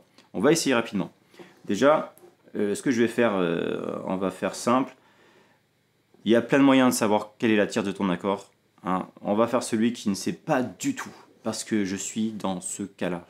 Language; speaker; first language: French; native; French